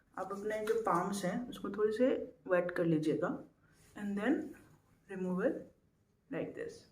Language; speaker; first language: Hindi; non-native, local second language; Assamese